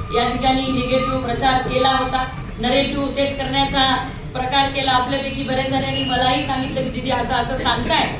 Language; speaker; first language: Marathi; native; Marathi